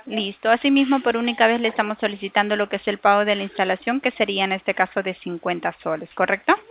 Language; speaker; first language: Spanish; native; Spanish